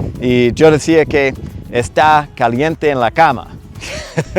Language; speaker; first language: Spanish; non-native, fluent; English